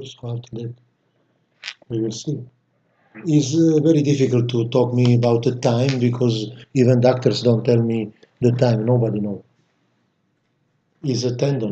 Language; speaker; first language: English; non-native, fluent; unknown